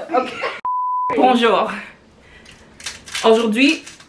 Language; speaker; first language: French; non-native, learner; English